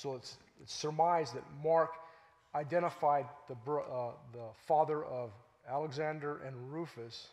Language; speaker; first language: English; native; English